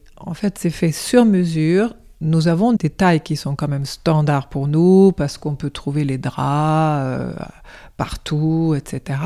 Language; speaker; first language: French; non-native, fluent; Swedish